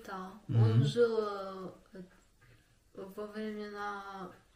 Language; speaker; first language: Russian; native; Russian